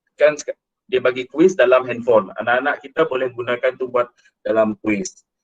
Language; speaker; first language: Malay; non-native, local second language; Iban